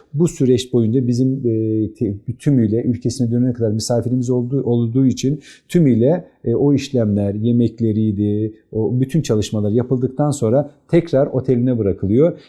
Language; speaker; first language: Turkish; native; Turkish